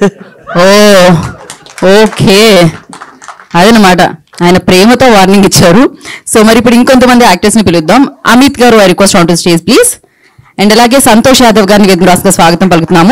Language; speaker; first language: Telugu; native; Telugu